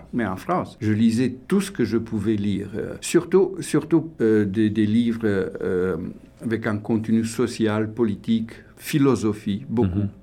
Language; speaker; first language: French; non-native, fluent; Romanian